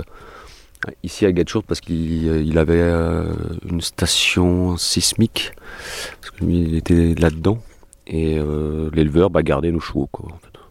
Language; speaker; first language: French; native; French